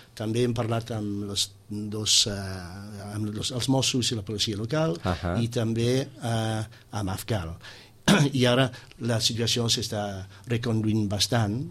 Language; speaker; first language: Catalan; non-native, fluent; English